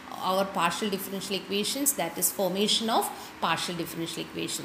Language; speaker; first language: English; non-native, local second language; Malayalam